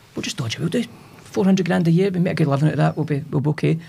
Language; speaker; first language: English; native; English